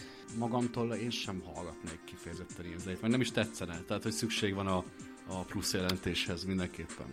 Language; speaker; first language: Hungarian; native; Hungarian